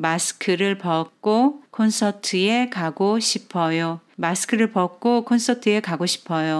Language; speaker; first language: Korean; non-native, fluent; Chinese